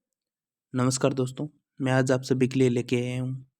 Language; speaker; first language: Hindi; native; Hindi